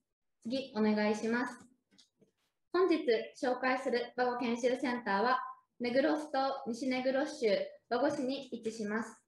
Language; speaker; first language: Japanese; native; Japanese